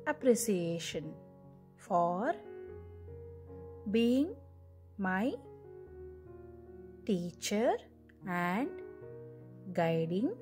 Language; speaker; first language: English; non-native, local second language; Kannada